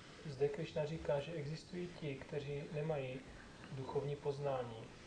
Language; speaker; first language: Czech; native; Czech